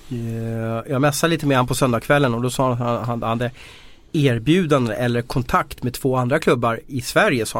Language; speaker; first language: Swedish; native; Swedish